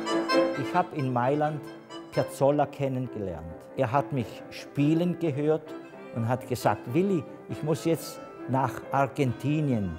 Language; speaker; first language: German; non-native, fluent; Italian